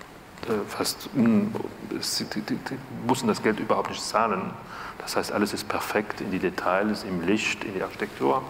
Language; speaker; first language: German; non-native, fluent; French